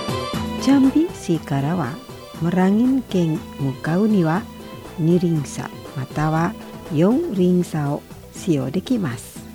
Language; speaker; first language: Japanese; non-native, fluent; Indonesian